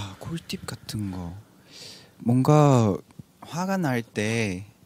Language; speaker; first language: Korean; non-native, fluent; Vietnamese